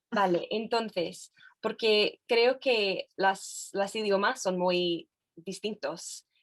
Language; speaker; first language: Spanish; non-native, fluent; English